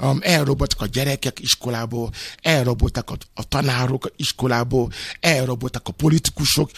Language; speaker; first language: Hungarian; non-native, fluent; Yoruba